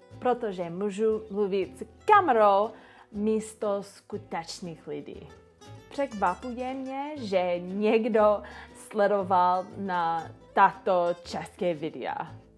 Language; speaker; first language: Czech; non-native, learner; English